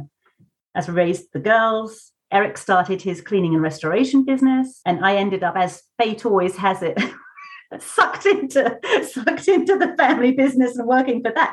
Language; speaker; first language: English; native; English